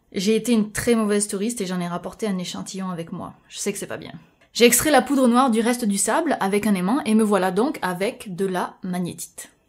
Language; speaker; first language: French; native; French